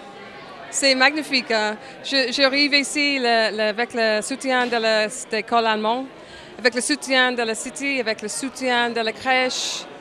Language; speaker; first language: French; non-native, fluent; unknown